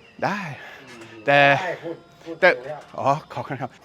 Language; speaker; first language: Thai; non-native, learner; English